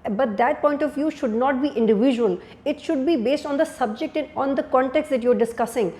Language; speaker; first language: English; non-native, local second language; Urdu